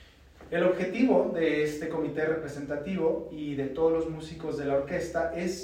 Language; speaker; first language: Spanish; native; Spanish